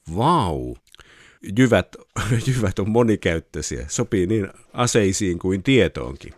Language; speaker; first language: Finnish; native; Finnish